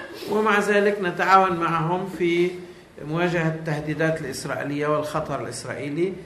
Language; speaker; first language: Arabic; native; Arabic